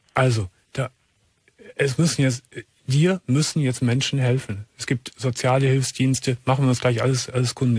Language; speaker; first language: German; native; German